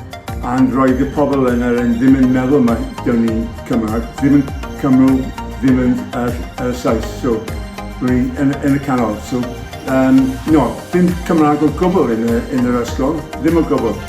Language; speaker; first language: Welsh; non-native, local second language; English